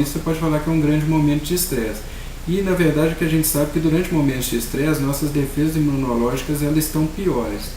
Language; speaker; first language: Portuguese; native; Portuguese